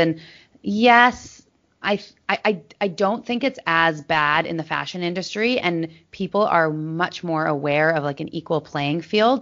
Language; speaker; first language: English; native; English